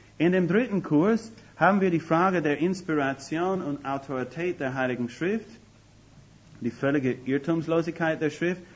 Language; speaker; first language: German; non-native, fluent; English